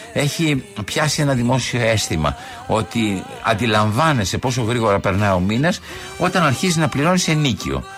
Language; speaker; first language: Greek; native; Greek